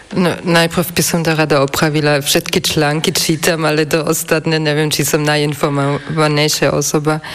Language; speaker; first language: Slovak; non-native, fluent; German